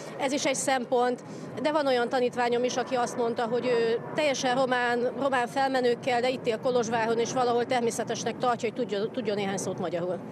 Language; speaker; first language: Hungarian; native; Hungarian